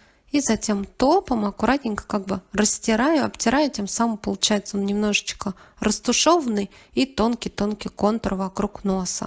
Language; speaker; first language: Russian; native; Russian